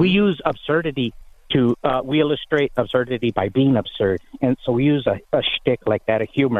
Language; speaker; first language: English; non-native, fluent; Spanish